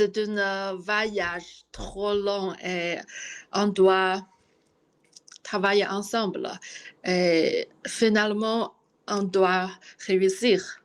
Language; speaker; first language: French; non-native, learner; Chinese